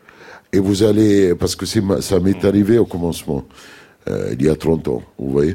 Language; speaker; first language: French; non-native, fluent; Arabic